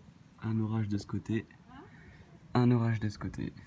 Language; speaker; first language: French; native; French